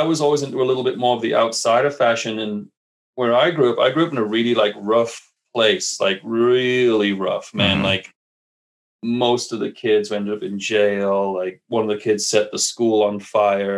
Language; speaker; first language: English; native; English